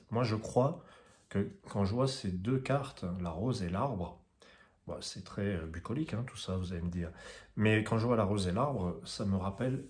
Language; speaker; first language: French; native; French